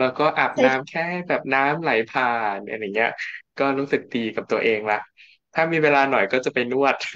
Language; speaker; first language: Thai; native; Thai